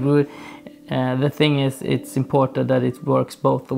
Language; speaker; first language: English; non-native, fluent; Swedish